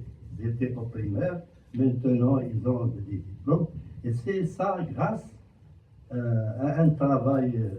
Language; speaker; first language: French; non-native, local second language; Arabic